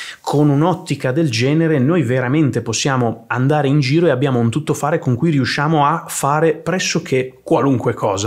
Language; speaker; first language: Italian; native; Italian